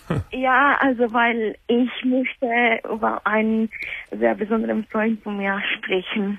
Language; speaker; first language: German; non-native, learner; Spanish